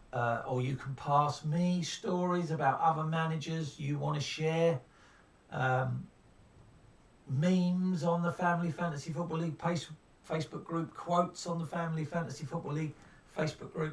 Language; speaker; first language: English; native; English